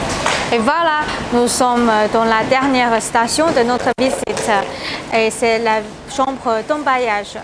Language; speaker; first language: French; non-native, learner; Chinese